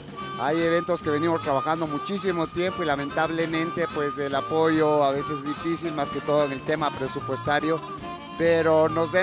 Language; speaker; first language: Spanish; native; Spanish